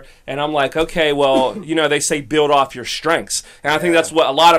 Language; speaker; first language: English; native; English